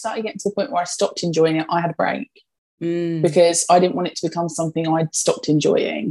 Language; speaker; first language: English; native; English